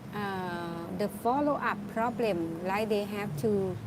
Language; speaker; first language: English; non-native, learner; Thai